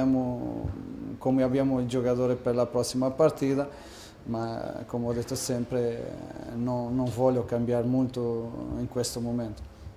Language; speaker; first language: Italian; non-native, fluent; Portuguese